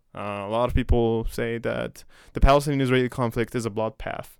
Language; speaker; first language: English; non-native, fluent; Arabic